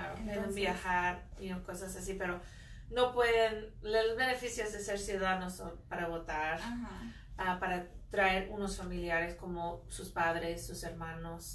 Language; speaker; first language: Spanish; non-native, fluent; English